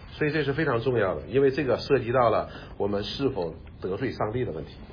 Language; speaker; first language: Chinese; native; Chinese